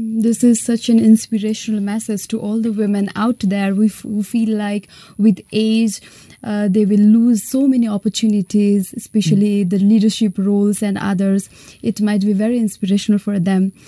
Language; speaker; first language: English; non-native, local second language; Nepali